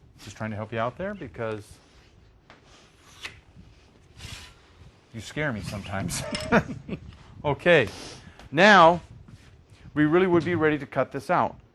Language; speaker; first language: English; native; English